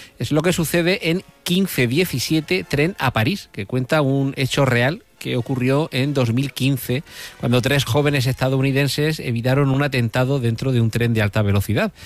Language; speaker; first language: Spanish; native; Spanish